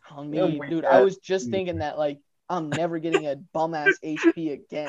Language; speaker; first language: English; native; English